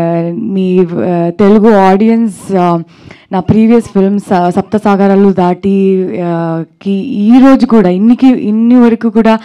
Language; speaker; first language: Telugu; non-native, learner; Kannada